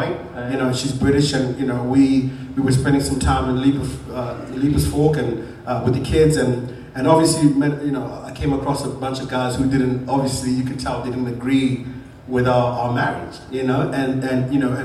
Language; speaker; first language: English; non-native, local second language; Shona